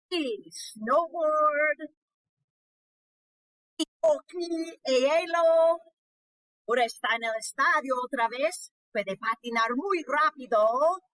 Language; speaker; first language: Spanish; non-native, learner; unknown